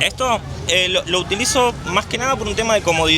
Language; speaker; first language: Spanish; native; Spanish